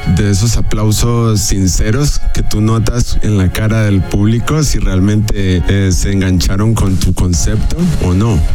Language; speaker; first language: Spanish; native; Spanish